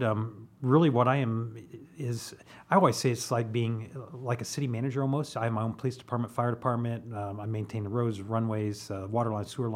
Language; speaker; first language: English; native; English